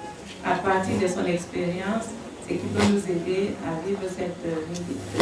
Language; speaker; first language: French; non-native, local second language; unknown